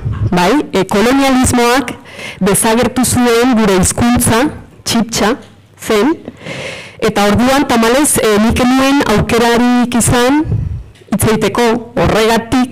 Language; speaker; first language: Basque; non-native, fluent; Spanish